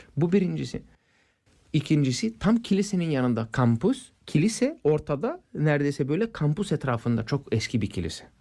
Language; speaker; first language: Turkish; non-native, fluent; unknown